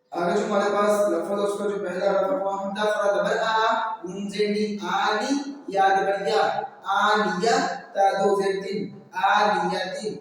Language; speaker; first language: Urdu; non-native, local second language; Punjabi